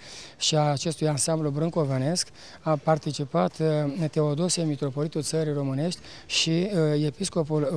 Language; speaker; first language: Romanian; native; Romanian